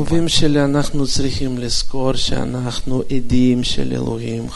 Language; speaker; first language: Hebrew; non-native, fluent; Russian